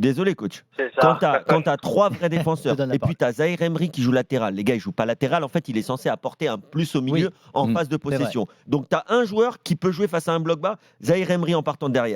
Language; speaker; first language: French; native; French